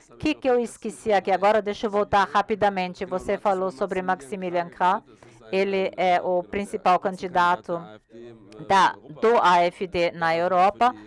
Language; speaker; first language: Portuguese; non-native, learner; German